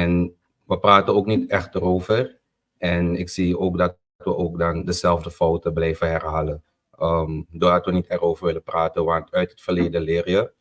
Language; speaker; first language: Dutch; native; Dutch